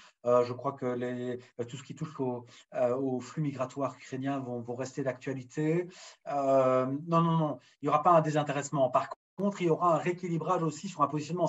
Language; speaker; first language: French; native; French